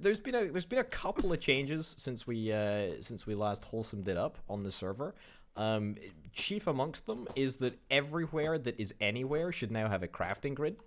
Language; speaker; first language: English; native; English